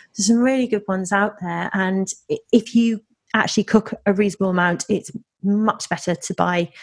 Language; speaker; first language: English; native; English